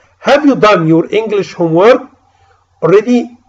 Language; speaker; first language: English; non-native, fluent; Arabic